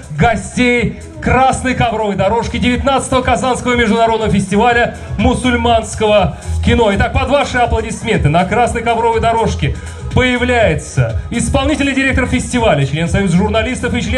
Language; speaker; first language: Russian; native; Russian